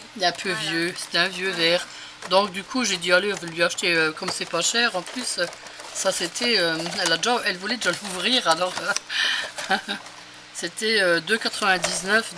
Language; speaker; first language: French; native; French